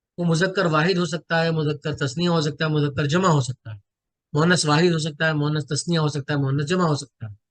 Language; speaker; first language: Urdu; native; Urdu